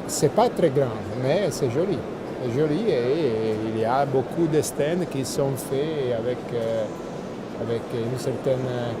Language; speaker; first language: French; non-native, fluent; Italian